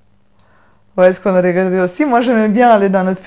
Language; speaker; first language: French; non-native, fluent; Serbian